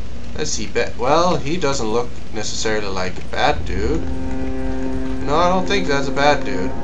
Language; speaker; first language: English; native; English